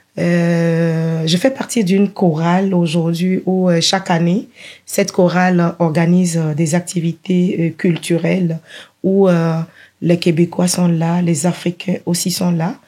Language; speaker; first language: French; non-native, local second language; Ewe